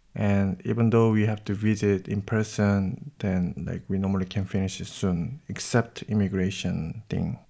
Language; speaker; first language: English; non-native, learner; Korean